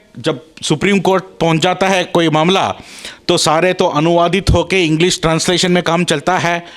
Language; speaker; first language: Hindi; non-native, local second language; Kannada